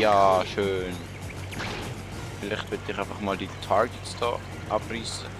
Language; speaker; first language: German; native; German